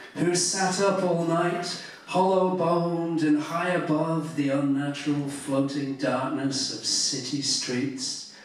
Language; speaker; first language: English; native; English